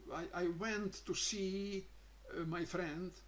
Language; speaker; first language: English; non-native, learner; Croatian